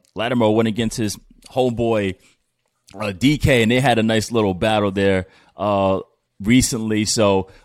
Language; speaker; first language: English; native; English